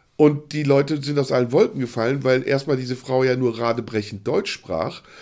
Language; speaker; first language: German; early bilingual, other home language; Turkish